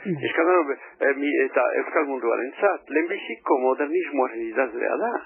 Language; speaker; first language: Basque; early bilingual, heritage; French